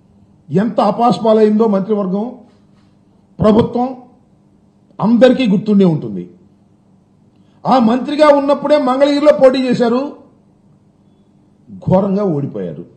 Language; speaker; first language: Telugu; native; Telugu